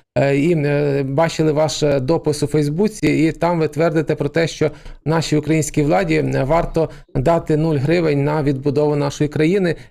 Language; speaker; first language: Ukrainian; native; Ukrainian